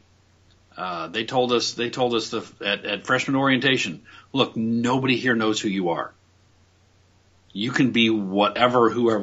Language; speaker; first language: English; native; English